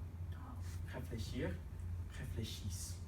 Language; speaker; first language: French; non-native, fluent; English